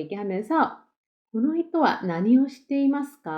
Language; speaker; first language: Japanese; non-native, fluent; Korean